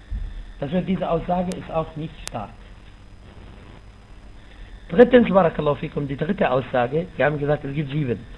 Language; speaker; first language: German; non-native, fluent; Arabic